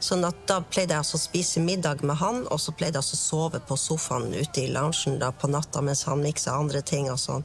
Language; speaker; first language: Norwegian; native; Norwegian